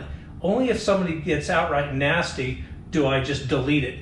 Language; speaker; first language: English; native; English